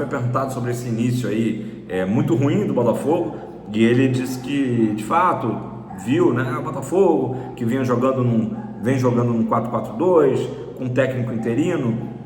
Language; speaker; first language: Portuguese; native; Portuguese